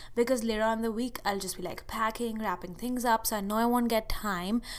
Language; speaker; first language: English; non-native, local second language; Hindi